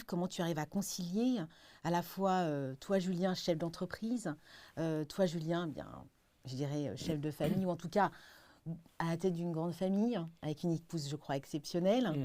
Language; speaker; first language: French; native; French